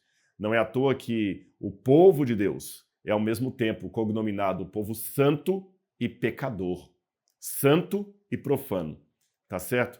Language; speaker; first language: Portuguese; native; Portuguese